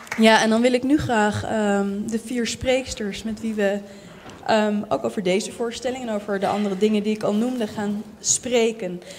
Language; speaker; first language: Dutch; native; Dutch